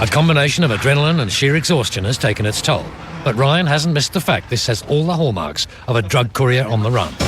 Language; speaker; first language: English; native; English